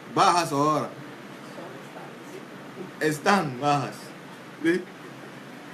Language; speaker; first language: Spanish; non-native, local second language; English